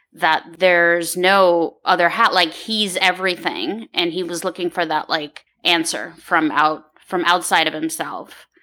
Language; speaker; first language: English; early bilingual, other home language; Ukrainian